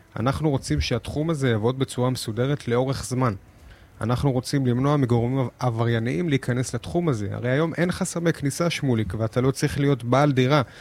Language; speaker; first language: Hebrew; native; Hebrew